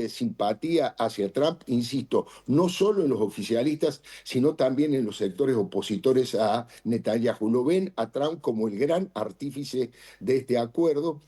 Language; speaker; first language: Spanish; native; Spanish